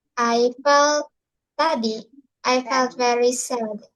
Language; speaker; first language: English; non-native, learner; Indonesian